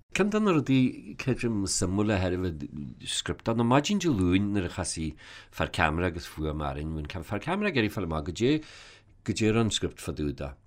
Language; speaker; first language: Irish; native; Irish